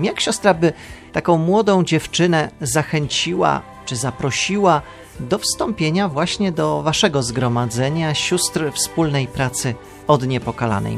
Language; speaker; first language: Polish; native; Polish